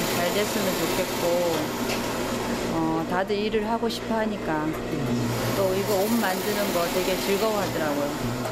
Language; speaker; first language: Korean; non-native, learner; Chinese